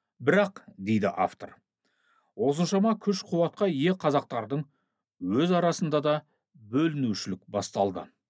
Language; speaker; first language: Kazakh; native; Kazakh